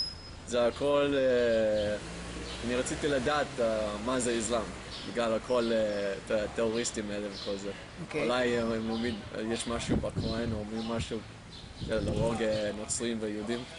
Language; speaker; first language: Hebrew; non-native, learner; English